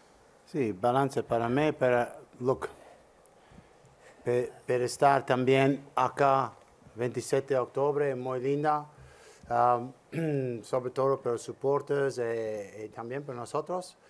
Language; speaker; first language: Spanish; non-native, learner; English